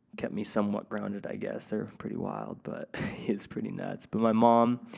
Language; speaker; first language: English; native; English